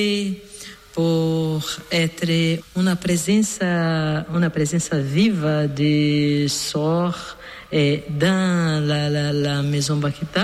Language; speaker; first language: French; non-native, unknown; Portuguese